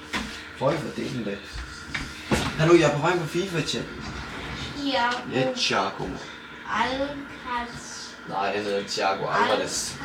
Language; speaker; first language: Danish; native; Danish